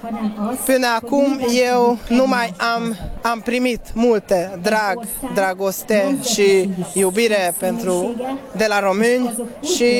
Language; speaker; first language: Romanian; non-native, learner; Hungarian